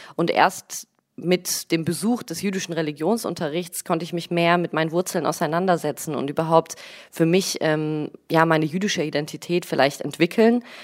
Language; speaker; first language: German; early bilingual, other home language; Russian